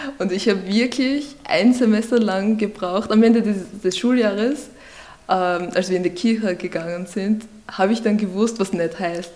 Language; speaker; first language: German; early bilingual, other home language; Persian